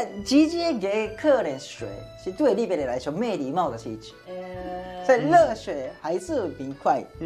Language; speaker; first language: Chinese; non-native, fluent; Japanese